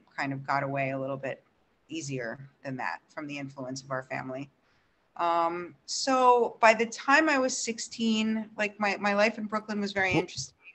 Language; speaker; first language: English; early bilingual, other home language; Russian